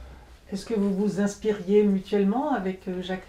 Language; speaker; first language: French; native; French